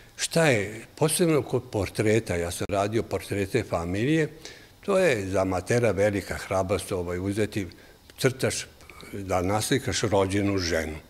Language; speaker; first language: Croatian; native; Croatian